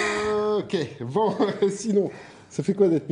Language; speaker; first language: French; native; French